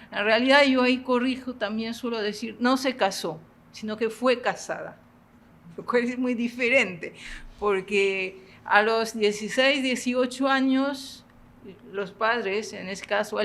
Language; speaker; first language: Spanish; non-native, fluent; French